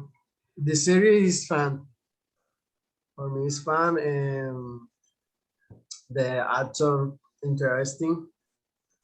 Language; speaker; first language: English; non-native, learner; Spanish